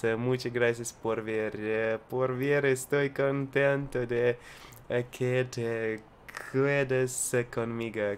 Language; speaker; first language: Spanish; non-native, learner; Russian